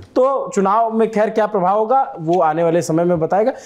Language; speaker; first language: Hindi; native; Hindi